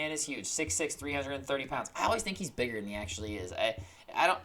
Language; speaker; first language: English; native; English